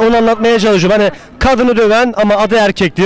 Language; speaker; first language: Turkish; native; Turkish